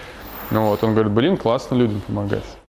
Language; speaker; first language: Russian; native; Russian